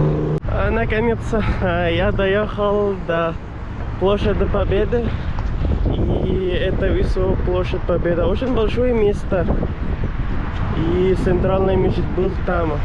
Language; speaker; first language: Russian; non-native, learner; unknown